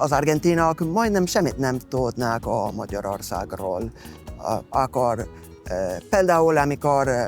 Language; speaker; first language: Hungarian; non-native, fluent; Spanish